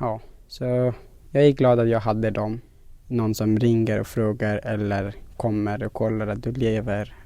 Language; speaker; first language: Swedish; non-native, fluent; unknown